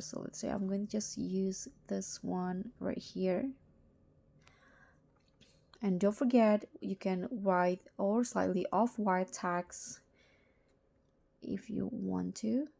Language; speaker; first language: English; non-native, fluent; Indonesian